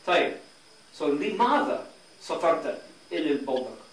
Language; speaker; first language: Arabic; non-native, learner; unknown